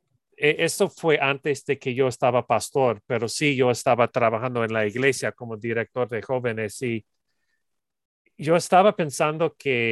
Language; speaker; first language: Spanish; non-native, learner; English